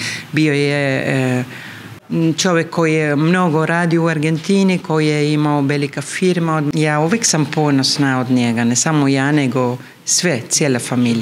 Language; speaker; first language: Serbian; early bilingual, heritage; Spanish